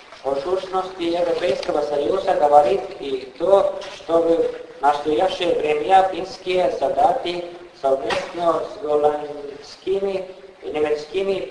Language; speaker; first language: Russian; non-native, fluent; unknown